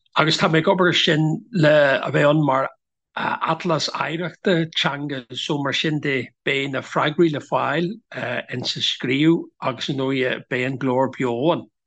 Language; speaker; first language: Irish; non-native, local second language; English